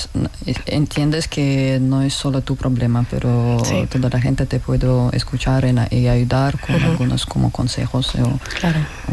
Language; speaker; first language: Spanish; non-native, learner; Russian